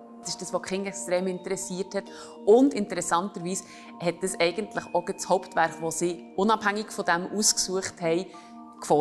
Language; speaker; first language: German; native; German